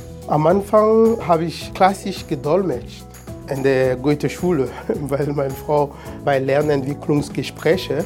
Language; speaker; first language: German; non-native, fluent; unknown